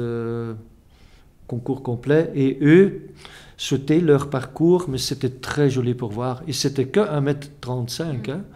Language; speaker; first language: French; non-native, fluent; Dutch